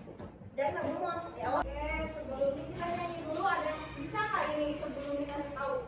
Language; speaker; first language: Indonesian; native; Indonesian